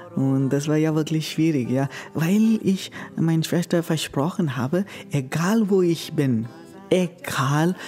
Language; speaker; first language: German; non-native, learner; Konkani